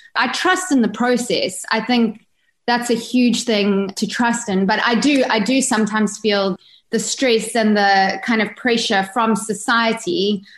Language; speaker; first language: English; native; English